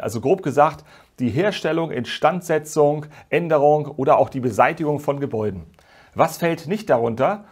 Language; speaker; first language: German; native; German